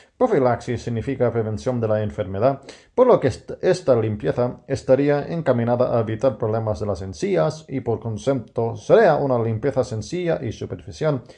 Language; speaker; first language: Spanish; non-native, fluent; English